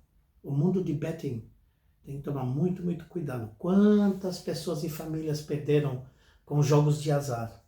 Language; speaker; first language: Portuguese; non-native, fluent; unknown